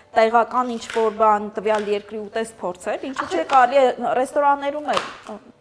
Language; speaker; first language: Armenian; native; Armenian